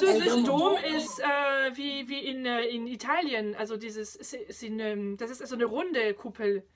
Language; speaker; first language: German; non-native, fluent; French